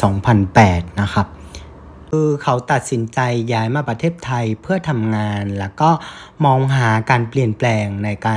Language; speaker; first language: Thai; non-native, fluent; Vietnamese